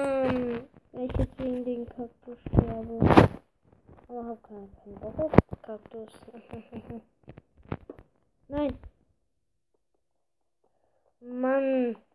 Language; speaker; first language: German; early bilingual, other home language; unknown